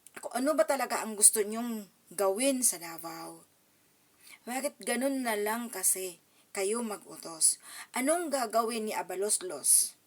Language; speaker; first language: Filipino; non-native, local second language; Cebuano